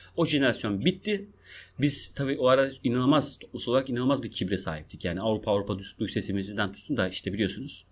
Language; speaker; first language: Turkish; non-native, local second language; Kurdish